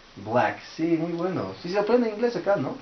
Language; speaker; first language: Spanish; early bilingual, heritage; Spanish